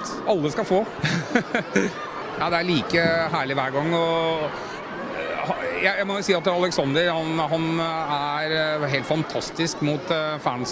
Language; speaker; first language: Norwegian; native; Norwegian